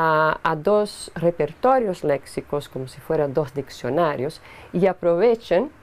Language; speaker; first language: Spanish; non-native, fluent; Portuguese